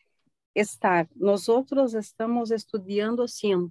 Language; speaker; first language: Spanish; non-native, learner; Portuguese